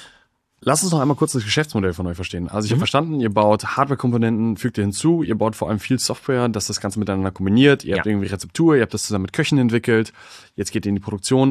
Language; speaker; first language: German; native; German